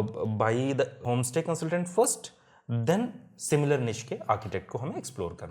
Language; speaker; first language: Hindi; native; Hindi